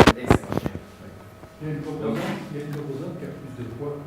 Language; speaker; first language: French; non-native, fluent; Spanish